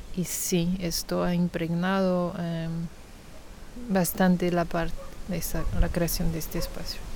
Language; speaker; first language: Spanish; non-native, fluent; French